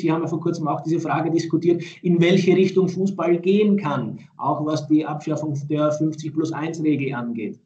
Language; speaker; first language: German; native; German